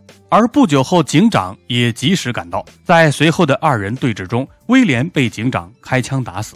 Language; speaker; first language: Chinese; native; Chinese